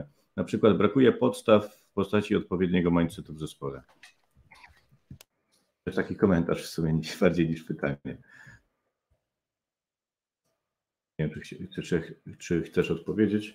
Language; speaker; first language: Polish; native; Polish